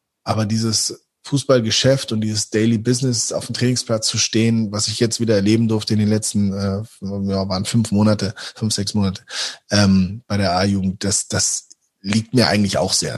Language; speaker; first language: German; native; German